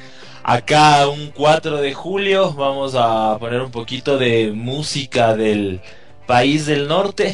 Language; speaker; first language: Spanish; native; Spanish